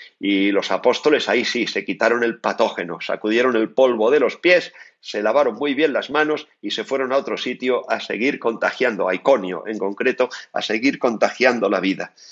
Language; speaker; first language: Spanish; native; Spanish